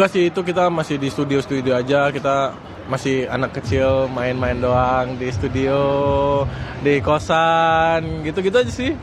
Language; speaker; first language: Indonesian; native; Indonesian